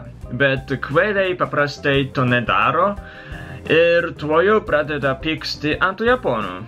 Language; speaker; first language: Lithuanian; non-native, learner; Japanese